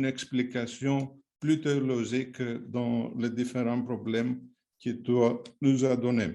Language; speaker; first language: French; non-native, fluent; Greek